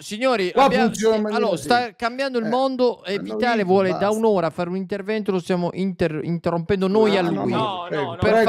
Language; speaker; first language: Italian; native; Italian